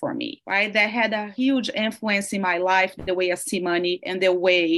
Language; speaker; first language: English; non-native, fluent; Portuguese